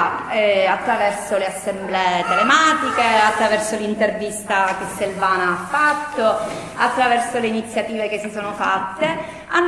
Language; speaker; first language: Italian; native; Italian